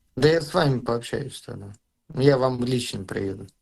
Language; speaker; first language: Russian; native; Russian